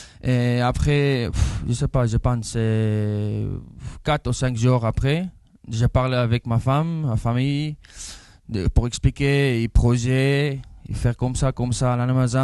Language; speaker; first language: French; non-native, learner; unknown